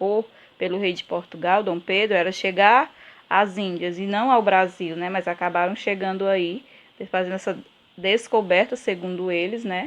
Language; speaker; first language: Portuguese; native; Portuguese